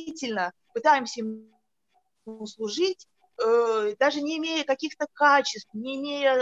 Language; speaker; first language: Russian; native; Russian